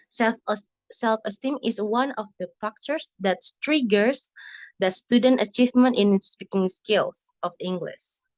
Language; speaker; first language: English; non-native, learner; Indonesian